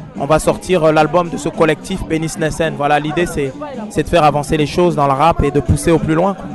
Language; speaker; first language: French; native; French